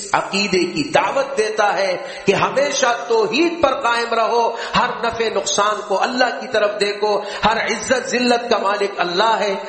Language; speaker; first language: Urdu; native; Urdu